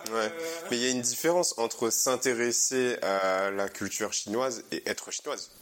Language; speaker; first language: French; native; French